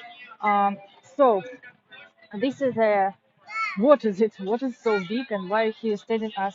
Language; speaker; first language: English; non-native, fluent; Russian